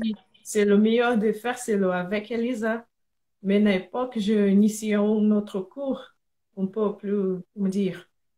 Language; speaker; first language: French; non-native, learner; Portuguese